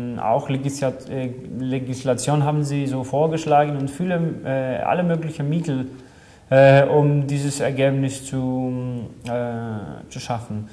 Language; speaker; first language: German; non-native, fluent; Greek